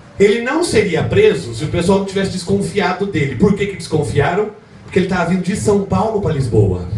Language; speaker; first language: Portuguese; native; Portuguese